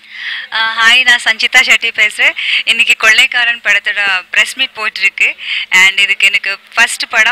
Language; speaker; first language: Tamil; non-native, learner; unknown